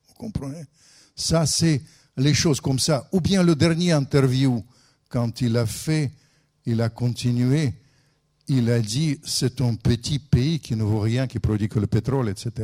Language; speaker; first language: French; non-native, fluent; Russian